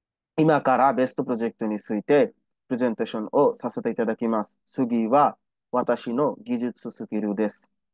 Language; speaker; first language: Japanese; non-native, learner; Bangla